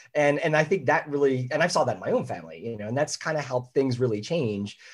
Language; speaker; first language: English; native; English